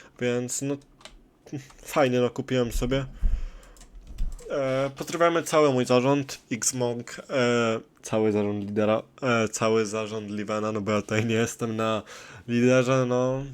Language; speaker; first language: Polish; native; Polish